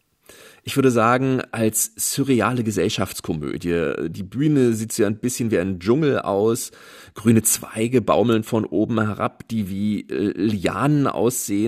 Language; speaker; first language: German; native; German